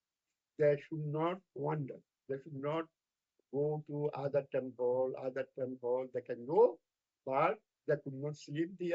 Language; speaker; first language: English; non-native, fluent; Bangla